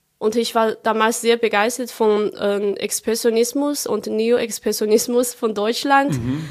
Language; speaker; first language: German; non-native, fluent; Chinese